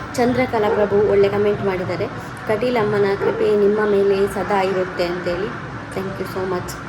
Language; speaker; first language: Kannada; non-native, local second language; Tulu